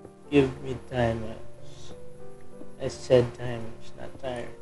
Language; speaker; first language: English; non-native, local second language; Filipino